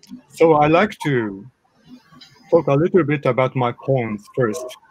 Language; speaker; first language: English; non-native, fluent; Japanese